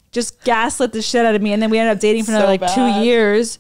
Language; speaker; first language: English; native; English